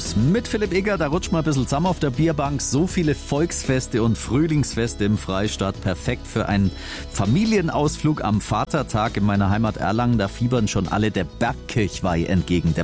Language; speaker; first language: German; native; German